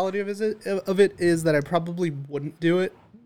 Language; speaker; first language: English; native; English